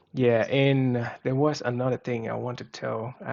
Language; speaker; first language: English; non-native, fluent; Vietnamese